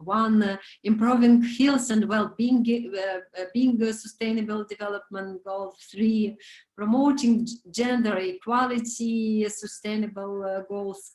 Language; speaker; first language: English; non-native, learner; Romanian